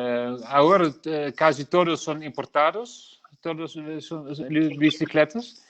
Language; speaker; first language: Spanish; non-native, learner; Dutch